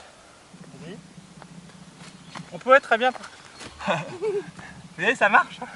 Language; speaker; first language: French; native; French